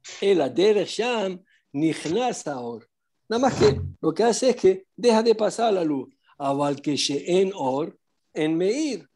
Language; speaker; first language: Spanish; non-native, fluent; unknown